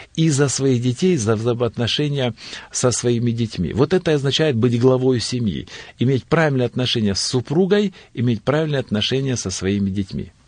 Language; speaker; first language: Russian; native; Russian